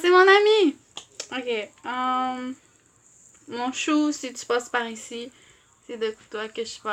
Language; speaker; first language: French; native; French